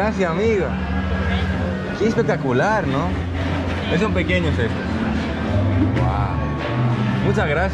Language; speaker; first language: Spanish; non-native, learner; Greek